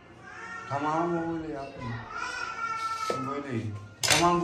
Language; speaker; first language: Turkish; non-native, learner; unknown